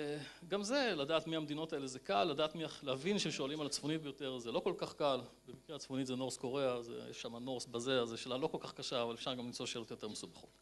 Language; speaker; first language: Hebrew; native; Hebrew